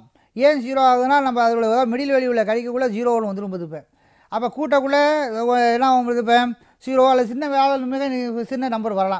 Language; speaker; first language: Tamil; native; Tamil